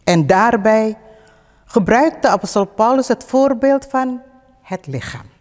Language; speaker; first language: Dutch; non-native, fluent; Indonesian